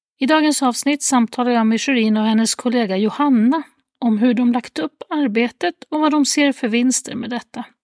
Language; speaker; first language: Swedish; native; Swedish